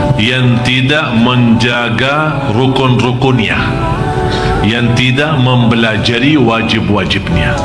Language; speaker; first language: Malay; non-native, fluent; Arabic